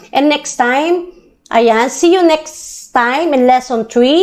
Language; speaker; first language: English; non-native, local second language; Filipino